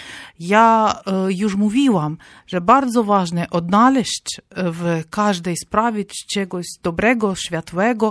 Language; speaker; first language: Polish; non-native, fluent; Ukrainian